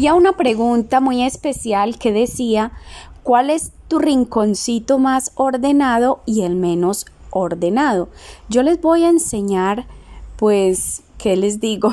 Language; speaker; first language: Spanish; native; Spanish